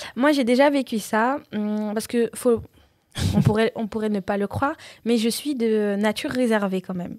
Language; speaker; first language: French; early bilingual, other home language; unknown